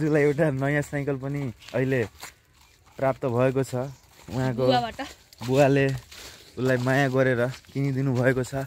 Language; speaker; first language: Nepali; non-native, local second language; Maithili